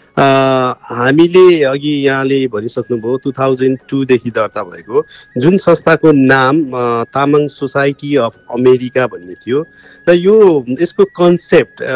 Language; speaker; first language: Nepali; non-native, local second language; Eastern Tamang